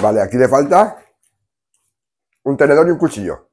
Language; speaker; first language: Spanish; native; Spanish